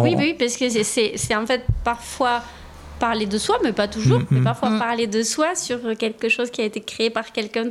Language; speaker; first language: French; native; French